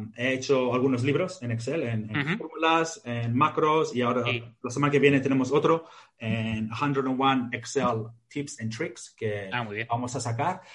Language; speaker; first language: Spanish; non-native, fluent; English